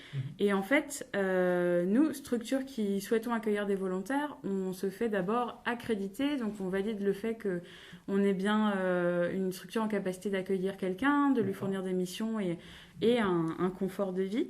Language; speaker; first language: French; native; French